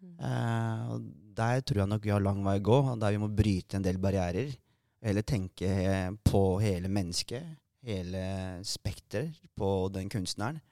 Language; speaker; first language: Norwegian; early bilingual, other home language; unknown